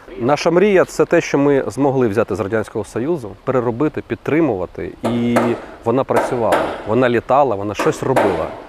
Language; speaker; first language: Ukrainian; non-native, local second language; Russian